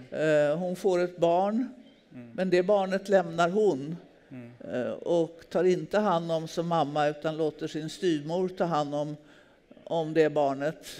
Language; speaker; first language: Swedish; native; Swedish